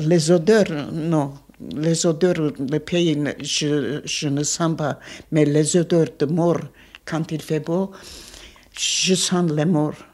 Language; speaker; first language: French; non-native, fluent; Armenian